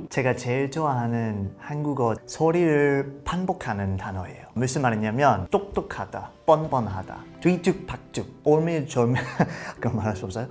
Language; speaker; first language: Korean; non-native, learner; English